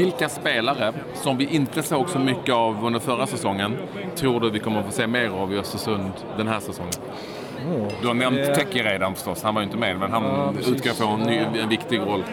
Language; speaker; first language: Swedish; native; Swedish